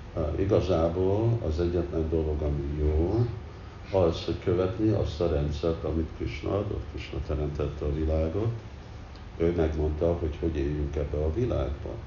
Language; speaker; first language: Hungarian; early bilingual, heritage; Hungarian